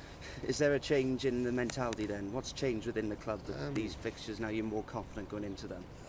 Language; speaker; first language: English; native; English